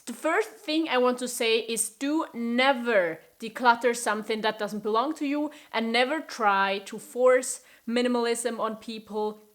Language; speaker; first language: English; non-native, fluent; German